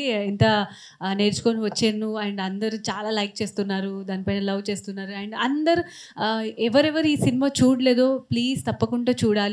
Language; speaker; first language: Telugu; non-native, fluent; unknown